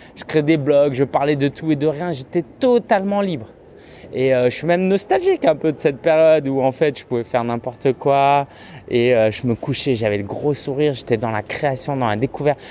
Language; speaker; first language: French; early bilingual, other home language; Chinese